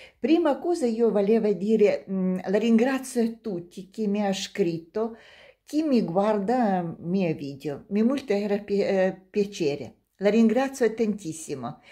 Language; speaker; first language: Italian; non-native, learner; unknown